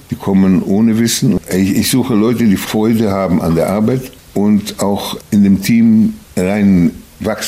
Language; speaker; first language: German; non-native, fluent; Hebrew